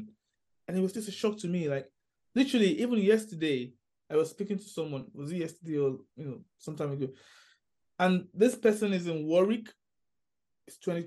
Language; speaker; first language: English; non-native, local second language; Yoruba